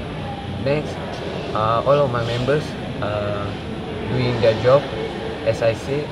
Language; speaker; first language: English; non-native, local second language; Malay